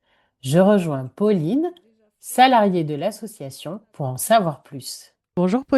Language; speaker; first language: French; native; French